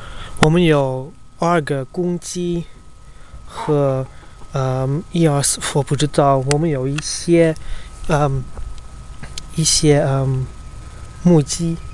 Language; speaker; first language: Chinese; non-native, learner; Dutch